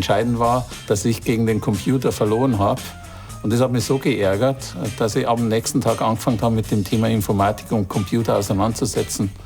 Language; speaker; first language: German; native; German